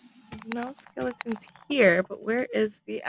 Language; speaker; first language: English; native; English